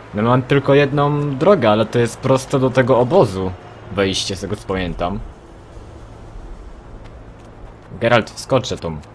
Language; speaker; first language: Polish; native; Polish